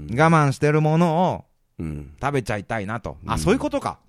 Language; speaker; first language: Japanese; native; Japanese